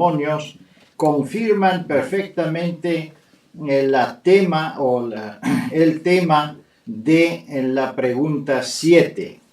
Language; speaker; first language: Spanish; non-native, fluent; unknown